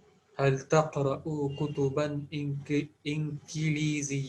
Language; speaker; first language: Arabic; non-native, fluent; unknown